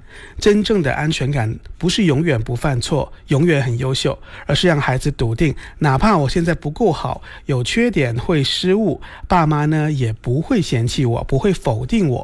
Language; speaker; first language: Chinese; non-native, local second language; Cantonese